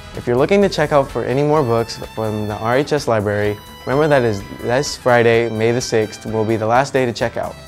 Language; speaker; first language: English; native; English